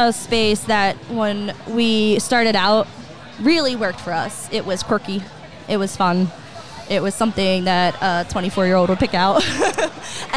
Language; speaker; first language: English; native; English